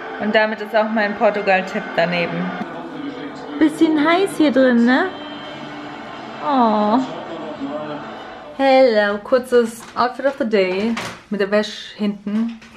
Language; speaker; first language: German; native; German